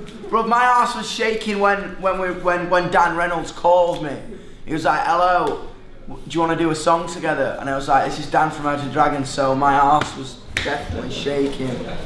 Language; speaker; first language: English; native; English